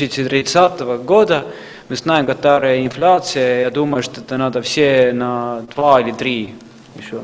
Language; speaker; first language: Russian; non-native, fluent; Estonian